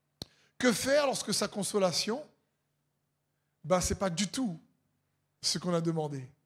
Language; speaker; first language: French; native; French